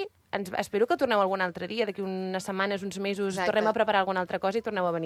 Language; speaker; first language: Catalan; native; Catalan